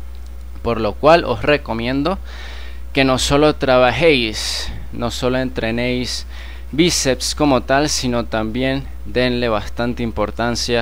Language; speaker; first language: Spanish; native; Spanish